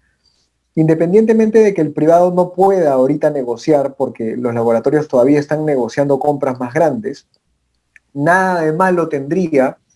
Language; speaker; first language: Spanish; native; Spanish